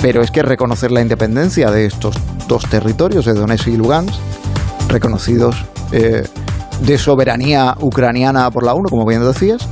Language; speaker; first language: Spanish; native; Spanish